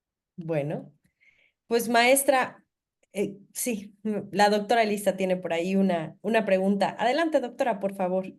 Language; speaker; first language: Spanish; native; Spanish